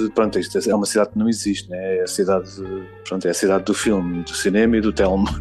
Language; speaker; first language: Portuguese; native; Portuguese